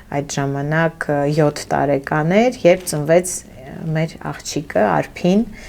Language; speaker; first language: Armenian; early bilingual, heritage; Armenian